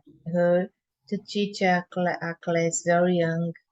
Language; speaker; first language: English; non-native, learner; Portuguese